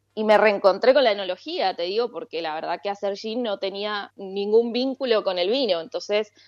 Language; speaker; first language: Spanish; native; Spanish